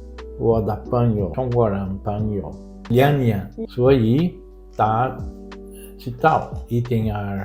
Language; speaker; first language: Chinese; non-native, learner; Portuguese